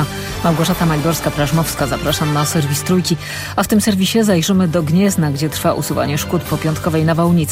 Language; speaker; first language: Polish; native; Polish